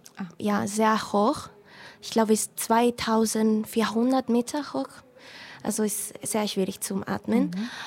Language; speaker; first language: German; non-native, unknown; Spanish